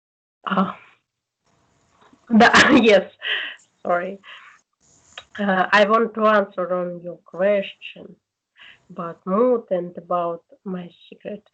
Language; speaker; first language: English; non-native, learner; Russian